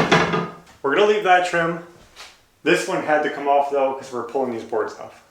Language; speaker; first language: English; native; English